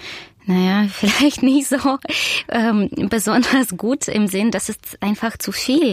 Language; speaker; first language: German; non-native, fluent; Russian